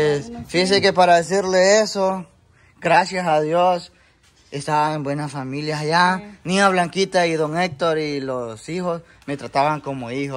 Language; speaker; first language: Spanish; native; Spanish